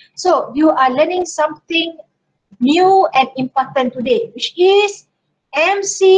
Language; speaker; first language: English; non-native, local second language; Malay